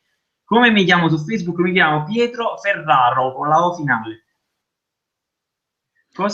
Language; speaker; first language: Italian; native; Italian